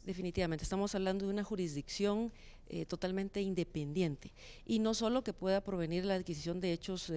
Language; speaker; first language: Spanish; native; Spanish